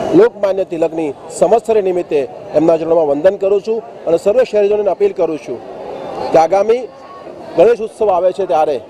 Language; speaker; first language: Gujarati; native; Gujarati